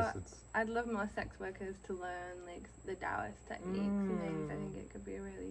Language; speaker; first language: English; native; English